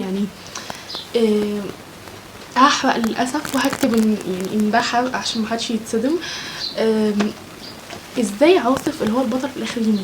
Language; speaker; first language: Arabic; native; Arabic